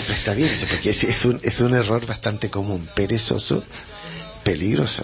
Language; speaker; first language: Spanish; native; Spanish